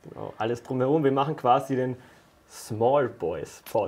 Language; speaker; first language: German; native; German